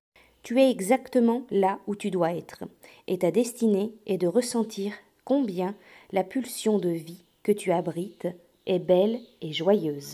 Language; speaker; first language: French; native; French